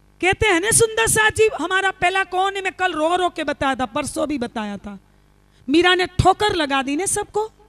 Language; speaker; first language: Hindi; non-native, local second language; Gujarati